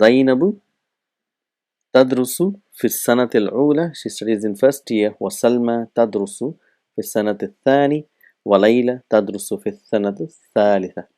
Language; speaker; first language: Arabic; non-native, fluent; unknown